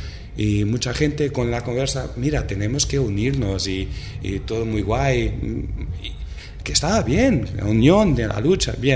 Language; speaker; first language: Spanish; non-native, fluent; Portuguese